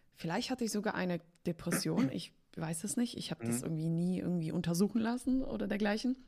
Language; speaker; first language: German; early bilingual, other home language; Polish